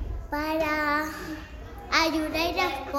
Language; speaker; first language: Spanish; native; Spanish